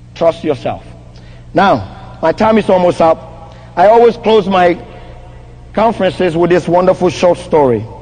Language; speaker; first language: English; non-native, local second language; Akan